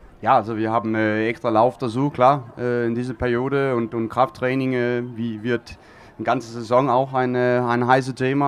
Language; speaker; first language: German; non-native, fluent; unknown